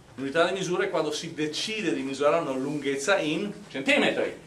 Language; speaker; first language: Italian; non-native, fluent; English